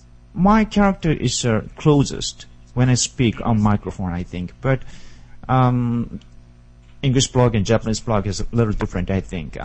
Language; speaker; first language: English; non-native, learner; Japanese